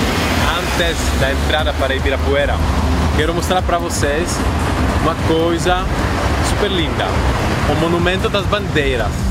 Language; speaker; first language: Portuguese; non-native, fluent; Czech